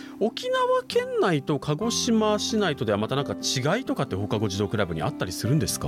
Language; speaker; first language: Japanese; native; Japanese